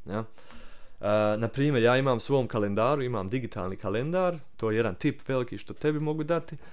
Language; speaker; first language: Serbian; early bilingual, heritage; Croatian